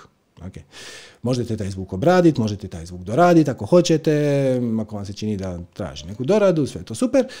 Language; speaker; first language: Croatian; native; Croatian